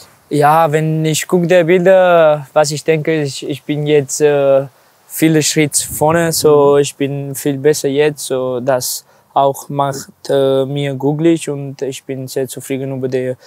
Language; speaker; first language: German; non-native, learner; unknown